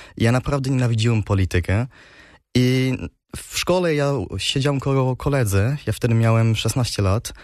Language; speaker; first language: Polish; early bilingual, heritage; Polish